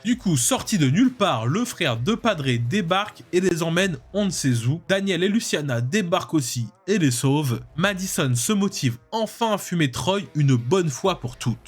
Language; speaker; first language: French; native; French